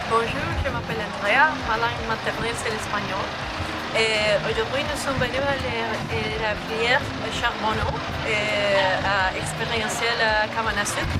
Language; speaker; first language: French; non-native, fluent; Spanish